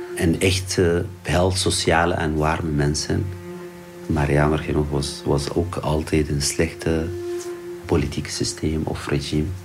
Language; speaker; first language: Dutch; non-native, learner; Arabic